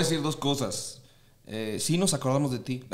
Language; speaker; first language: Spanish; native; Spanish